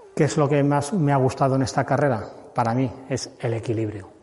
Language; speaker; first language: Spanish; native; Spanish